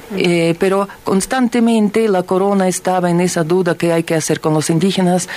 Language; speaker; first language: Spanish; non-native, fluent; Russian